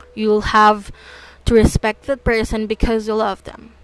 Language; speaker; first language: English; non-native, local second language; Filipino